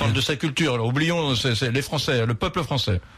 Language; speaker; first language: French; native; French